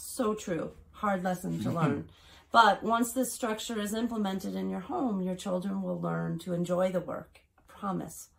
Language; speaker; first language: English; native; English